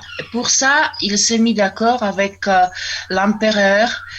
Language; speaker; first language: French; non-native, fluent; Czech